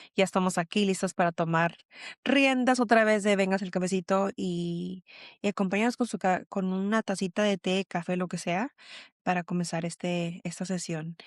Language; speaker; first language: Spanish; early bilingual, heritage; Spanish